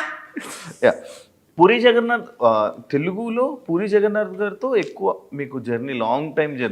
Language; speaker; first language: Telugu; native; Telugu